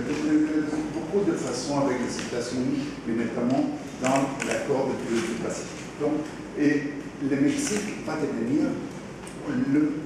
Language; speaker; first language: French; non-native, fluent; Spanish